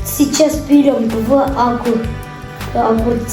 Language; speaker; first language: Russian; non-native, local second language; Kazakh